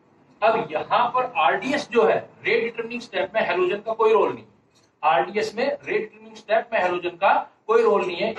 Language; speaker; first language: Hindi; native; Hindi